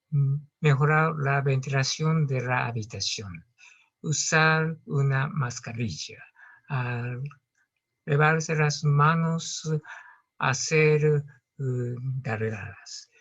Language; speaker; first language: Spanish; non-native, learner; Japanese